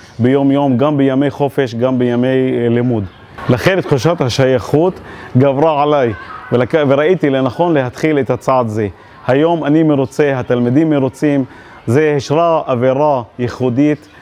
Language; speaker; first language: Hebrew; non-native, local second language; Arabic